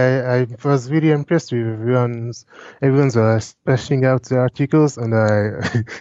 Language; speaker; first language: English; non-native, fluent; French